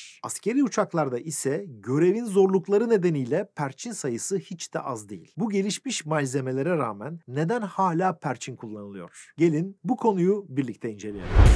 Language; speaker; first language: Turkish; native; Turkish